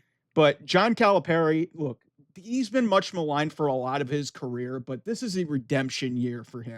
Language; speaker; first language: English; native; English